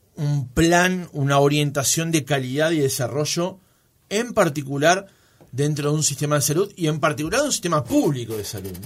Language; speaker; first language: Spanish; native; Spanish